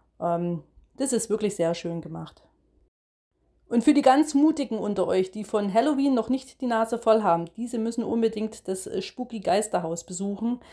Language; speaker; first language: German; native; German